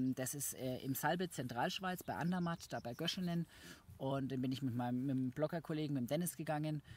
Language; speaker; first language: German; native; German